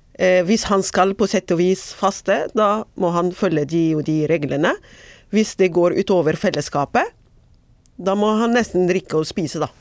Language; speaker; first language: Norwegian; non-native, fluent; Arabic